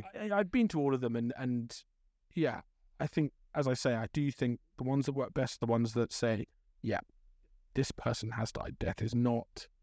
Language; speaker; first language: English; native; English